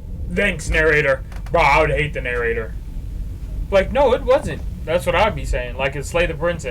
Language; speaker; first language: English; native; English